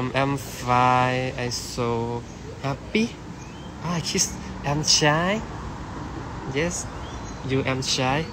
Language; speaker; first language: English; non-native, learner; Thai